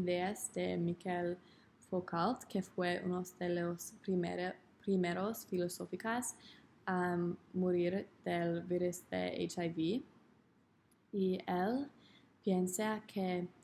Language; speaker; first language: Spanish; non-native, learner; English